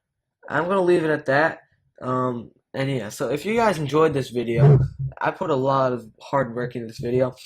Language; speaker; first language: English; native; English